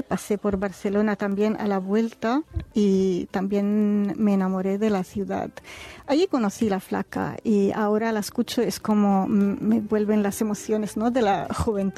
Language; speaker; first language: Spanish; non-native, fluent; Arabic